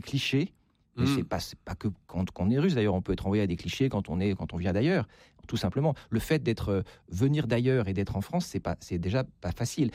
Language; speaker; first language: French; native; French